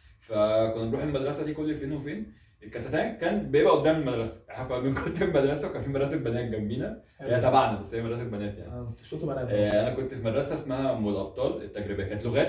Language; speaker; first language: Arabic; native; Arabic